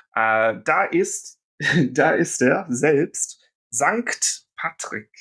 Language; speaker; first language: German; non-native, fluent; English